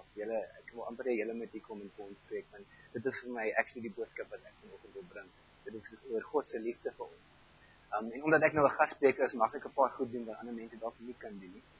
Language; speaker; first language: Afrikaans; non-native, fluent; German